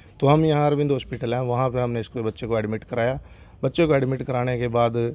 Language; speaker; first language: Hindi; native; Hindi